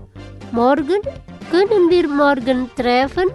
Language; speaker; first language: German; non-native, fluent; Indonesian